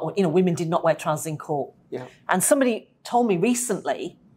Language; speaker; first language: English; native; English